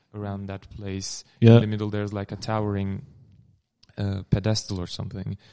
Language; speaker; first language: English; non-native, fluent; Turkish